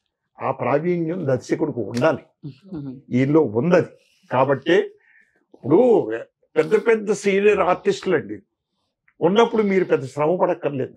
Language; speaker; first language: Telugu; native; Telugu